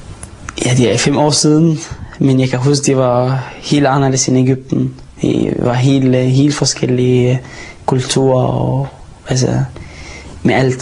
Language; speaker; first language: Danish; non-native, fluent; Arabic